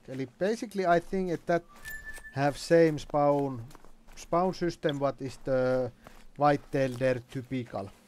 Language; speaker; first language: English; non-native, learner; Finnish